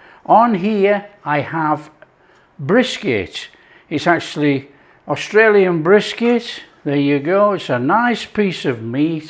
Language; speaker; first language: English; native; English